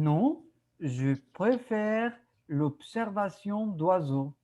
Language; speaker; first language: French; non-native, fluent; Spanish